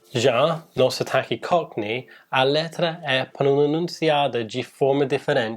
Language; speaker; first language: Portuguese; non-native, fluent; English